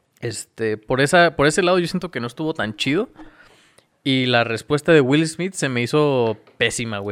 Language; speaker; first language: Spanish; native; Spanish